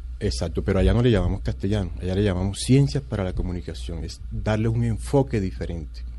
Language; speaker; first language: Spanish; native; Spanish